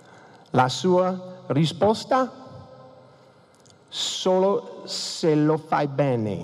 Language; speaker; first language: Italian; non-native, learner; English